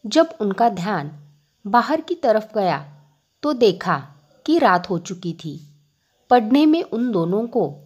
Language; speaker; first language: Hindi; non-native, local second language; Marathi